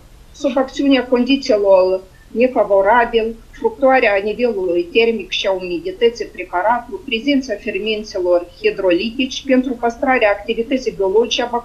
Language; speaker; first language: Romanian; native; Romanian